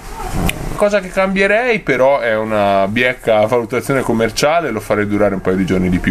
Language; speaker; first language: Italian; native; Italian